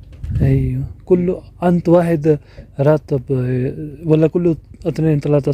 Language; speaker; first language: Arabic; non-native, learner; Urdu